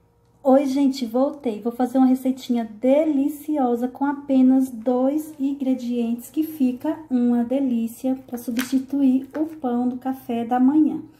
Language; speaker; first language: Portuguese; native; Portuguese